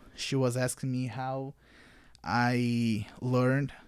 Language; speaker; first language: English; non-native, fluent; Portuguese